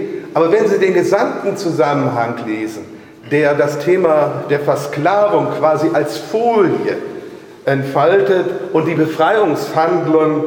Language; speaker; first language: German; native; German